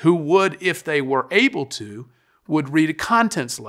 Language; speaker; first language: English; native; English